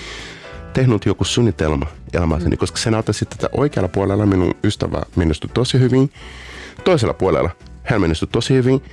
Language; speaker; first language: Finnish; non-native, fluent; Portuguese